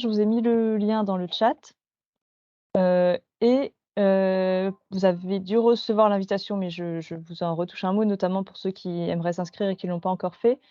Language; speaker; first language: French; native; French